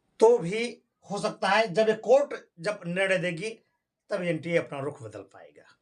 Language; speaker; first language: Hindi; native; Hindi